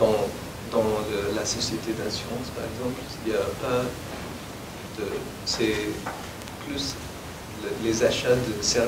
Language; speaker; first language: French; non-native, learner; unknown